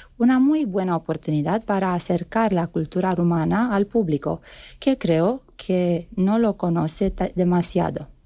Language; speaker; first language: Spanish; non-native, fluent; Romanian